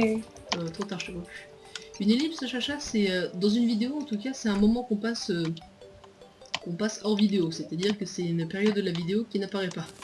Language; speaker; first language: French; native; French